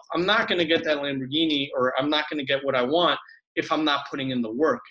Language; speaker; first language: English; early bilingual, other home language; Spanish